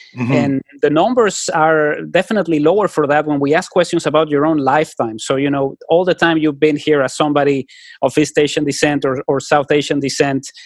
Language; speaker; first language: English; non-native, fluent; Spanish